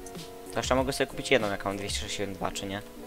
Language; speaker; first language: Polish; native; Polish